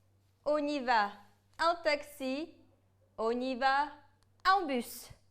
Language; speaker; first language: French; non-native, fluent; Ukrainian